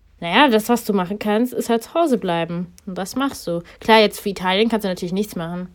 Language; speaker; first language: German; early bilingual, other home language; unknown